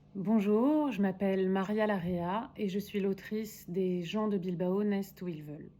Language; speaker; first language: French; early bilingual, other home language; Spanish